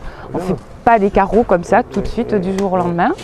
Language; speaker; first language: French; native; French